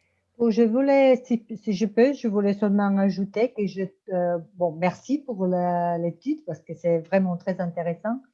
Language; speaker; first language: French; non-native, fluent; Italian